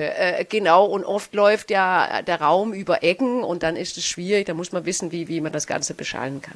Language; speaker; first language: German; non-native, fluent; Danish